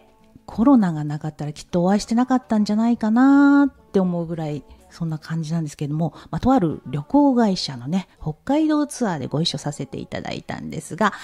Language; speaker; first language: Japanese; native; Japanese